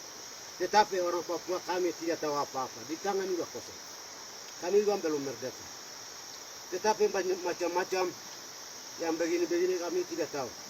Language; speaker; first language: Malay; non-native, local second language; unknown